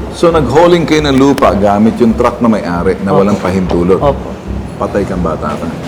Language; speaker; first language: Filipino; native; Filipino